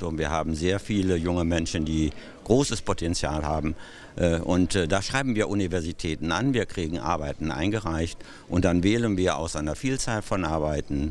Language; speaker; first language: German; native; German